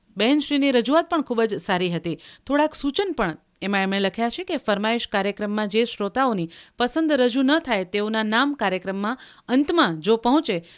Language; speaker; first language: Gujarati; native; Gujarati